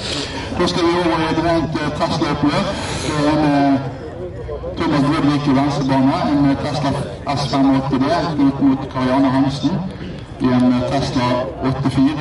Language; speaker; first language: Norwegian; native; Norwegian